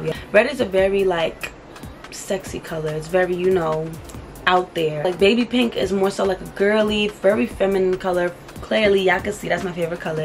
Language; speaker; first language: English; native; English